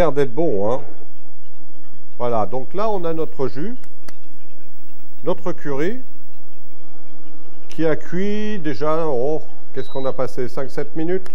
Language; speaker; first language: French; native; French